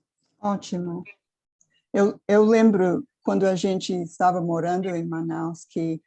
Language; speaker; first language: Portuguese; non-native, fluent; English